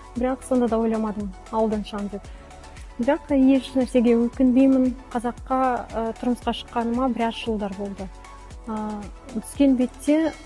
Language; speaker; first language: Kazakh; non-native, local second language; Russian